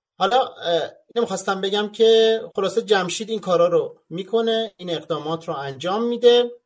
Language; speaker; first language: Persian; native; Persian